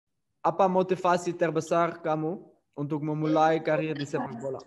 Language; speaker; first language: Indonesian; non-native, learner; Dutch